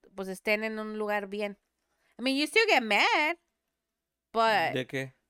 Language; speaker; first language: Spanish; native; Spanish